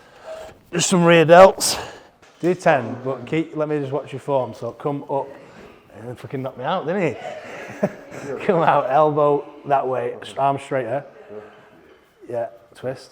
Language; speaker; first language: English; native; English